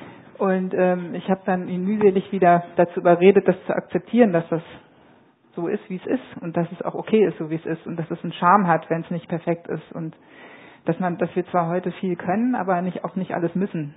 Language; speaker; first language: German; native; German